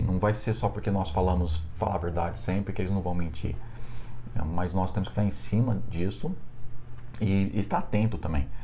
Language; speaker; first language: Portuguese; non-native, fluent; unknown